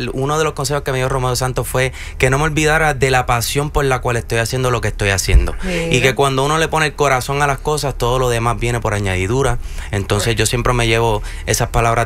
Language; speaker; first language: Spanish; early bilingual, heritage; Spanish